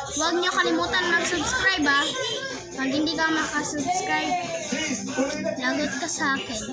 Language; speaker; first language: Filipino; non-native, local second language; Cebuano